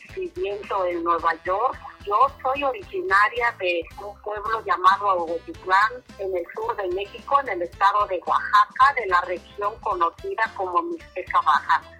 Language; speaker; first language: Spanish; non-native, local second language; Mixtepec Mixtec